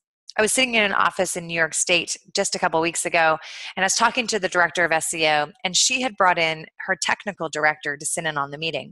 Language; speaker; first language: English; native; English